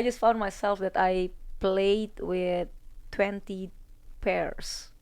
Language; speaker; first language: English; non-native, fluent; Indonesian